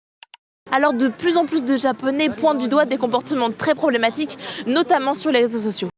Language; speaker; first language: French; native; French